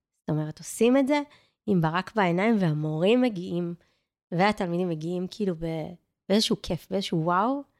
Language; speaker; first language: Hebrew; native; Hebrew